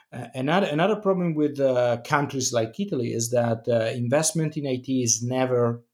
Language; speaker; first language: English; non-native, fluent; Italian